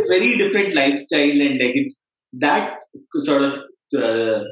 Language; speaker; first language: English; non-native, local second language; Kannada